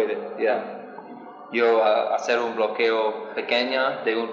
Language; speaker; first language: Spanish; non-native, learner; English